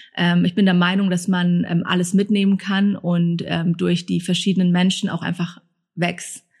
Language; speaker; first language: German; early bilingual, other home language; Thai